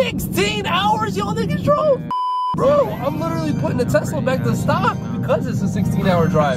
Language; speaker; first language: English; native; English